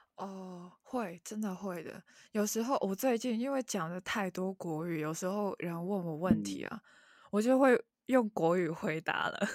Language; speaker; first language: Chinese; non-native, local second language; Cantonese